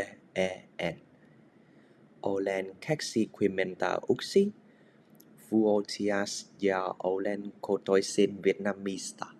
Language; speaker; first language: Finnish; non-native, learner; Vietnamese